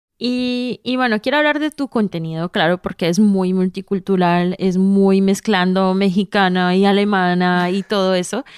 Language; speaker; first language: Spanish; early bilingual, heritage; Spanish